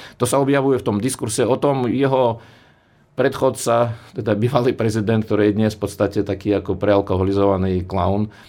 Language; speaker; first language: Slovak; early bilingual, other home language; Russian